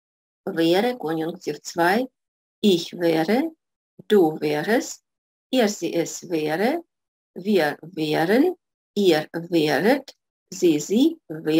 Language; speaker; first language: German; non-native, fluent; Russian